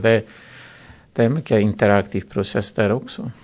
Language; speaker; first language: Swedish; non-native, fluent; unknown